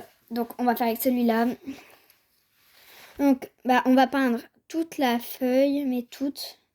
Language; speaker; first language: French; native; French